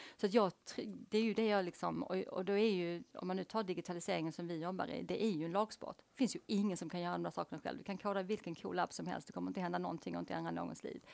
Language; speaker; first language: Swedish; native; Swedish